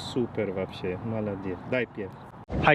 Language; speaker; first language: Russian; non-native, learner; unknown